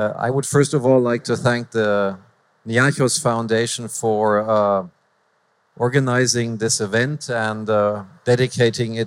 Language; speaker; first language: English; non-native, fluent; German